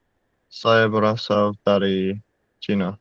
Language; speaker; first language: Indonesian; non-native, learner; English